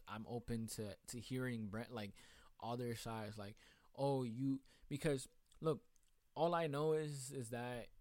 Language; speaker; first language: English; native; English